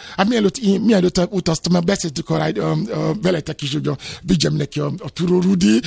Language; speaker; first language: Hungarian; non-native, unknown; Yoruba